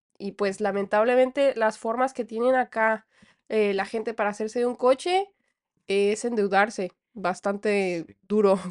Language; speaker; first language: Spanish; native; Spanish